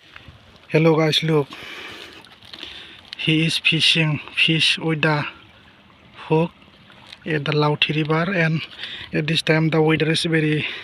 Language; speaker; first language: English; non-native, local second language; Assamese